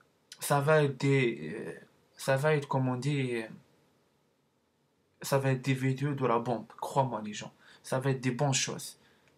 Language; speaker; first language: French; non-native, learner; Arabic